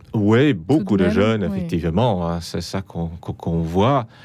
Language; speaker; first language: French; non-native, fluent; Dutch